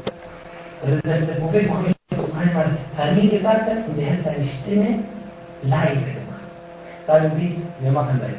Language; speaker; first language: German; non-native, fluent; Arabic